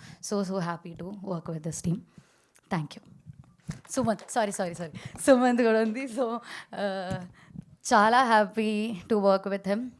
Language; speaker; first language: Telugu; non-native, learner; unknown